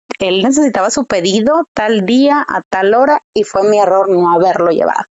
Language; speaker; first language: Spanish; early bilingual, heritage; Spanish